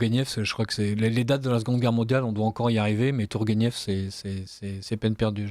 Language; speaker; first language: French; native; French